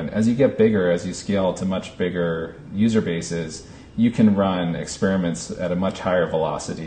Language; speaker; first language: English; native; English